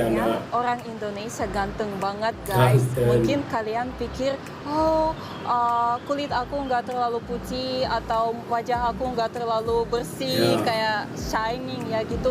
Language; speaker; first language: Indonesian; non-native, fluent; Russian